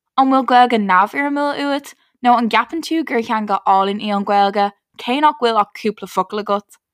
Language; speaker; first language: Irish; non-native, local second language; English